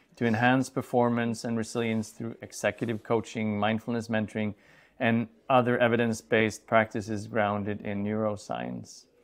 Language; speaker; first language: English; non-native, fluent; Swedish